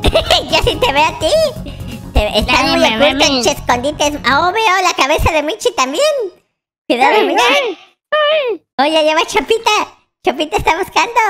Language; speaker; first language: Spanish; native; Spanish